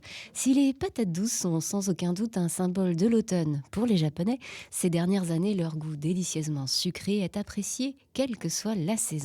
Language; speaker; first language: French; native; French